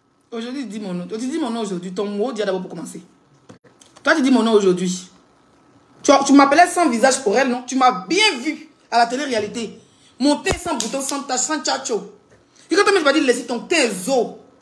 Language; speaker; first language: French; non-native, local second language; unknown